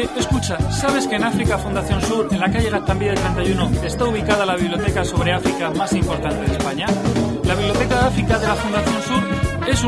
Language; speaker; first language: Spanish; native; Spanish